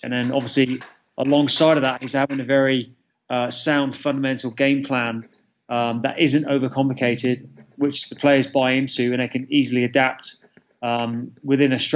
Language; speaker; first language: English; native; English